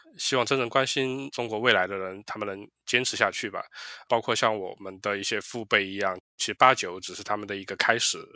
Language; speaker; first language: Chinese; native; Chinese